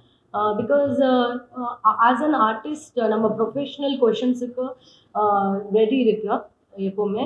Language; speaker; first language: Tamil; non-native, fluent; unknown